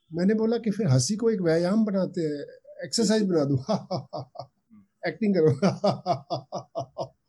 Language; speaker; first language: Hindi; non-native, local second language; Punjabi